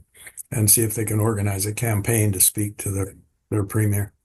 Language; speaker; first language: English; native; English